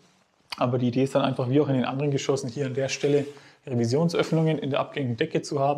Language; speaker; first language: German; native; German